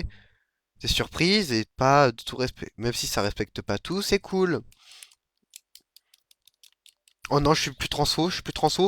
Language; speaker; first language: French; native; French